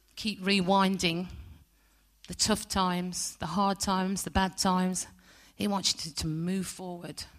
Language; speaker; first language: English; native; English